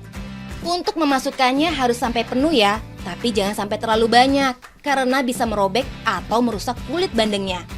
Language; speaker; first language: Indonesian; native; Indonesian